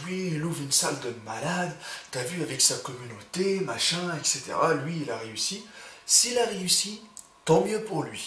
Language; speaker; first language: French; native; French